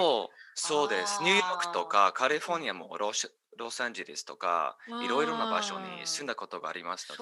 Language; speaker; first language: Japanese; non-native, learner; English